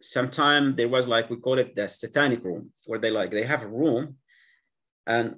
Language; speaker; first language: English; non-native, fluent; Arabic